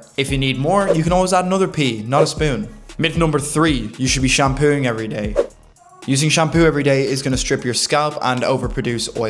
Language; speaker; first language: English; native; English